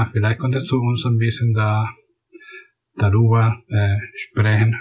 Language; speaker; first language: German; non-native, fluent; Spanish